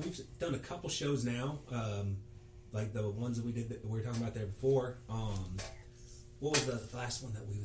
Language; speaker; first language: English; native; English